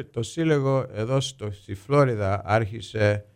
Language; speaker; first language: Greek; early bilingual, heritage; Greek